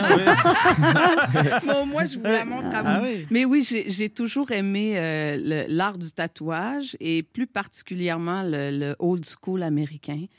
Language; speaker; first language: French; native; French